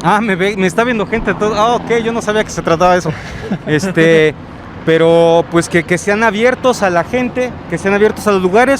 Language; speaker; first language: Spanish; native; Spanish